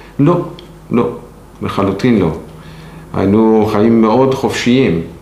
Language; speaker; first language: Hebrew; non-native, fluent; Persian